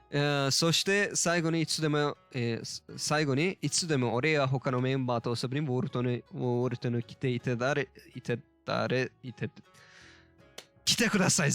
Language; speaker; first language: Japanese; non-native, learner; Turkish